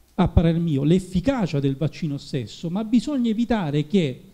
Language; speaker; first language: Italian; native; Italian